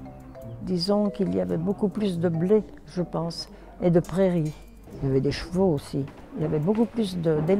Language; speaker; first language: French; native; French